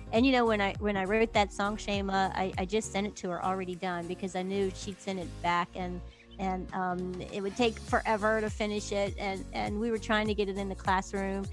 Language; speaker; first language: English; native; English